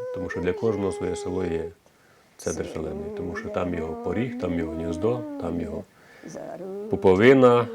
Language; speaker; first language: Ukrainian; native; Ukrainian